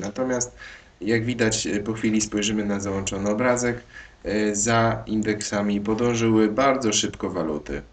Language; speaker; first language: Polish; native; Polish